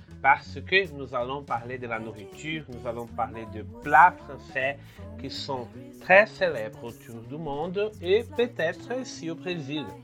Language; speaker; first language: French; non-native, learner; Portuguese